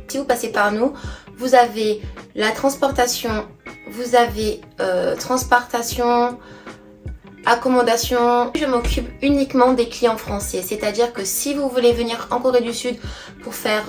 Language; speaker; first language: French; native; French